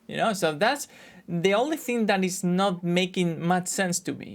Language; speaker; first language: English; non-native, fluent; Spanish